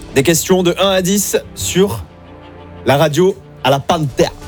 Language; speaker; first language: French; native; French